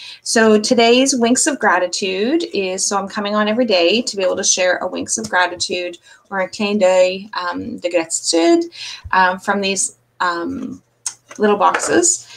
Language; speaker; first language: English; native; English